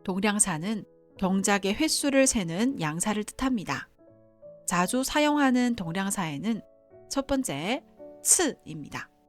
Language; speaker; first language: Korean; non-native, fluent; Chinese